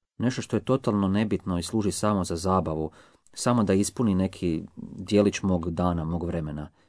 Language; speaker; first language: Croatian; native; Croatian